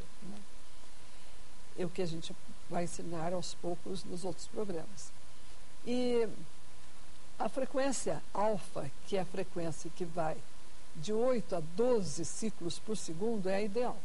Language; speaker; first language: Portuguese; native; Portuguese